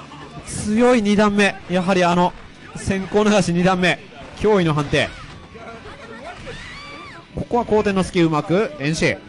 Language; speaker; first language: Japanese; native; Japanese